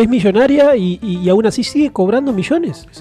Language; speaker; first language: Spanish; native; Spanish